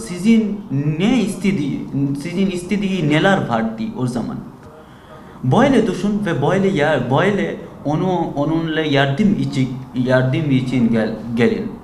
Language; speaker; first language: Turkish; non-native, learner; Bangla